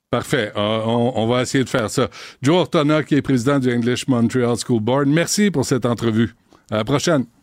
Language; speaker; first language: French; native; French